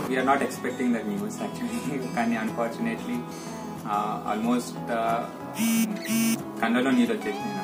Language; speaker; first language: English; non-native, local second language; Telugu